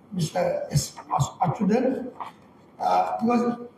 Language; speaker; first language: English; non-native, local second language; Sinhala